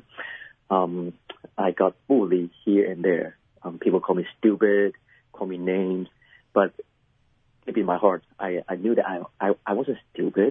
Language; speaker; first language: English; early bilingual, other home language; Cantonese